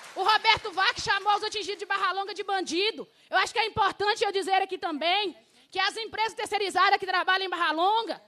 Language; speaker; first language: Portuguese; native; Portuguese